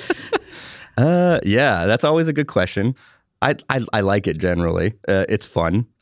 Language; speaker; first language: English; native; English